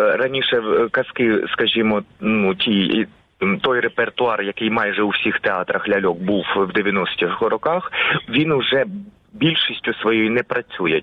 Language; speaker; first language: Ukrainian; non-native, local second language; Russian